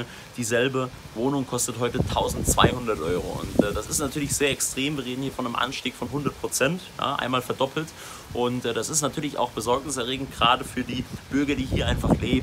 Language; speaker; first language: German; native; German